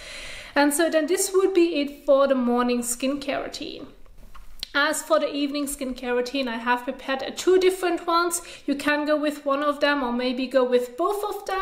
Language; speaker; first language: English; non-native, fluent; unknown